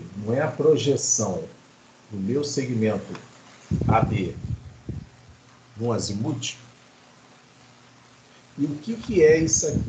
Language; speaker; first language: Portuguese; native; Portuguese